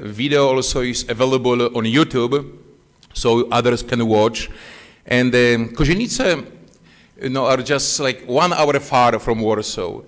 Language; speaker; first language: English; non-native, fluent; Polish